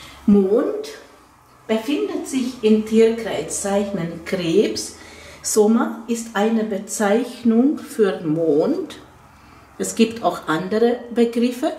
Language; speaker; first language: German; non-native, fluent; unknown